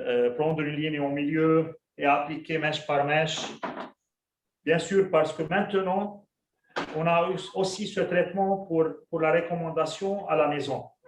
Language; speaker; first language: French; non-native, local second language; Arabic